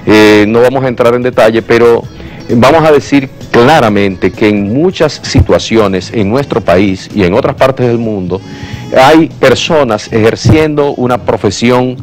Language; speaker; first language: Spanish; native; Spanish